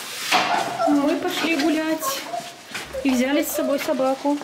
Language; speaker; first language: Russian; native; Russian